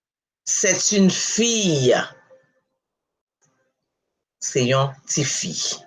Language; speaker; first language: French; non-native, local second language; Haitian Creole